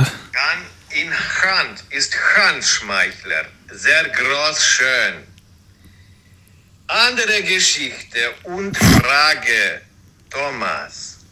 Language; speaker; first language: German; non-native, learner; Russian